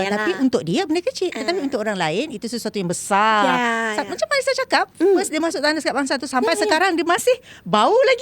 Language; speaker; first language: Malay; native; Malay